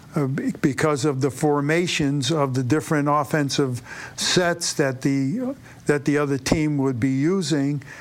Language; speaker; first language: English; native; English